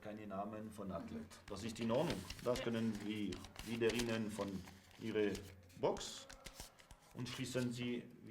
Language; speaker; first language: German; non-native, local second language; French